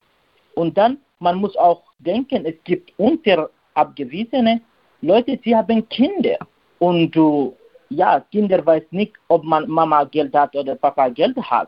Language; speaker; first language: German; non-native, learner; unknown